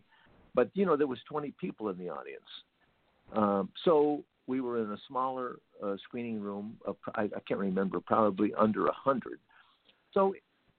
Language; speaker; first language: English; native; English